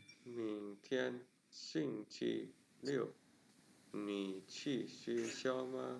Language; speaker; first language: Chinese; non-native, learner; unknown